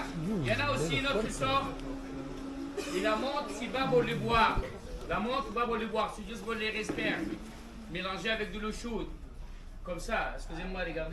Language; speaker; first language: French; non-native, learner; Arabic